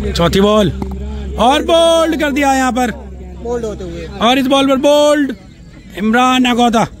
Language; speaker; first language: Hindi; native; Hindi